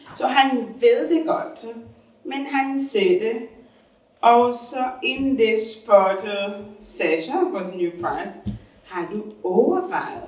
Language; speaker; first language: Danish; non-native, fluent; English